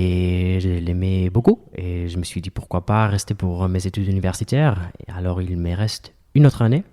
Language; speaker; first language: French; non-native, fluent; Spanish